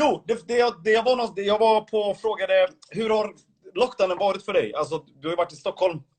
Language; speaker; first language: Swedish; early bilingual, other home language; Somali